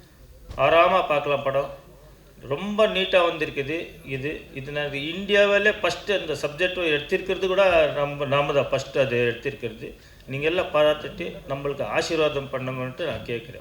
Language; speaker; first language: Tamil; non-native, learner; Kannada